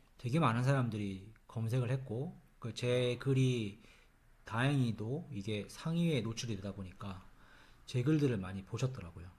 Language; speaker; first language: Korean; native; Korean